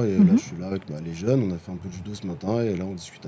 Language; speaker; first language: French; native; French